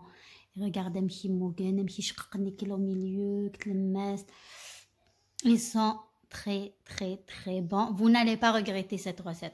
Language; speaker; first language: French; non-native, local second language; Arabic